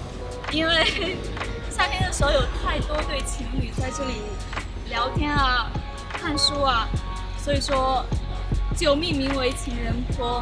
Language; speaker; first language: Chinese; native; Chinese